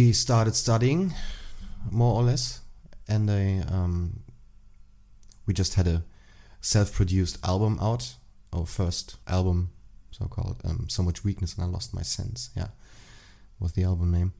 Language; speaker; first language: English; non-native, fluent; German